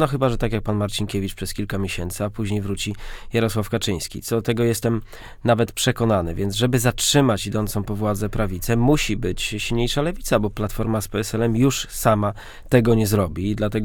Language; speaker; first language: Polish; native; Polish